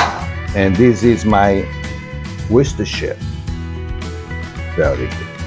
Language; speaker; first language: English; non-native, fluent; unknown